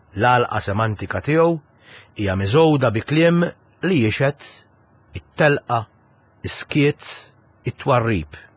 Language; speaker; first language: Maltese; native; Maltese